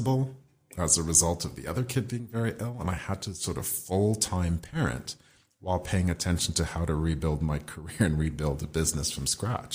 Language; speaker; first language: English; native; English